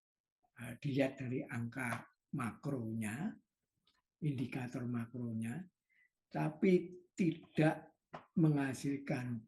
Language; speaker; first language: Indonesian; native; Indonesian